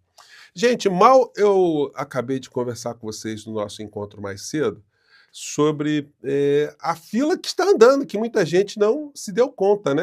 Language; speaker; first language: Portuguese; native; Portuguese